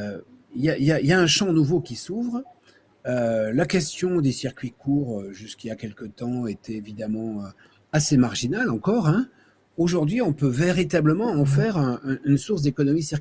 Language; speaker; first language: French; native; French